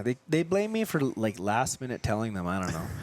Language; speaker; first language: English; native; English